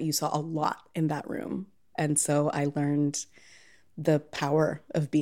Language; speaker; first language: English; non-native, local second language; Telugu